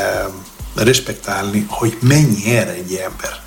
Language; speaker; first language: Hungarian; non-native, learner; Greek